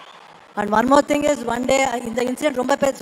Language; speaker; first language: Tamil; non-native, fluent; Kannada